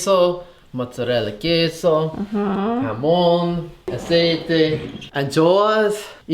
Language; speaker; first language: Spanish; non-native, learner; English